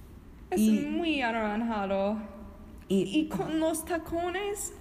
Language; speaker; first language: Spanish; non-native, learner; English